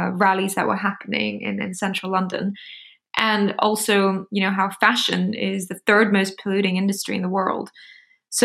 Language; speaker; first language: English; native; English